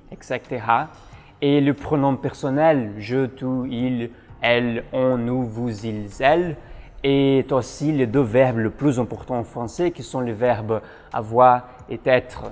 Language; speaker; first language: French; non-native, learner; Portuguese